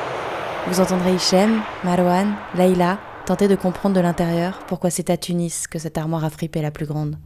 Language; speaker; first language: French; native; French